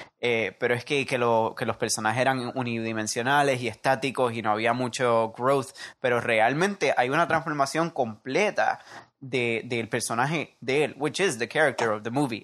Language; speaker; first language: Spanish; early bilingual, heritage; Spanish